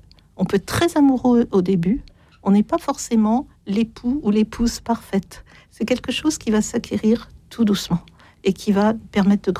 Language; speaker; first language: French; native; French